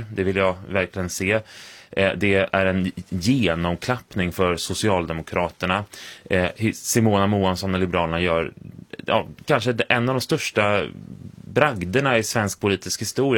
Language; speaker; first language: Swedish; native; Swedish